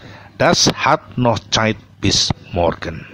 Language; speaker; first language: German; non-native, fluent; Indonesian